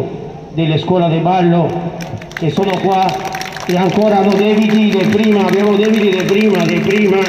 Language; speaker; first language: Italian; non-native, fluent; Spanish